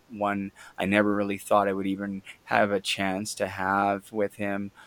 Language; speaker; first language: English; native; English